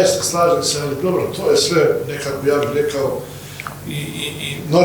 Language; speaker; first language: Bosnian; native; Bosnian